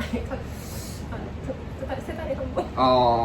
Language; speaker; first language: Korean; non-native, learner; Japanese